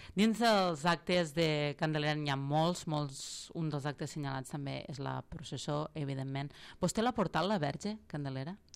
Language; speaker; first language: Catalan; native; Catalan